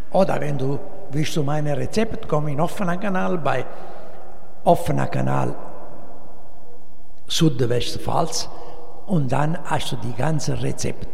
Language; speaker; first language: German; non-native, learner; Italian